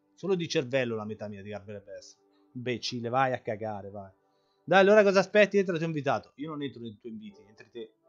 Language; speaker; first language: Italian; native; Italian